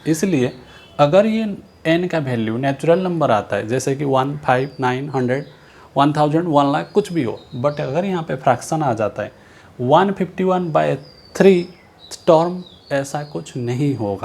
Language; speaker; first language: Hindi; non-native, local second language; Odia